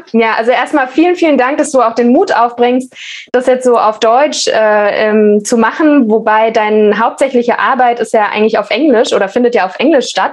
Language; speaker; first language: German; native; German